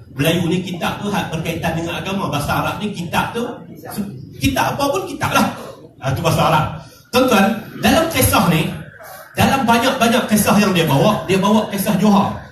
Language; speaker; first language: Malay; native; Malay